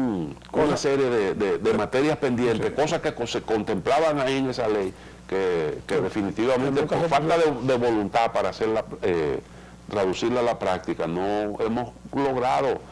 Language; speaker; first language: Spanish; native; Spanish